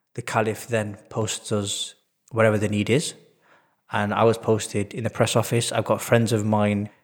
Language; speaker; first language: English; native; English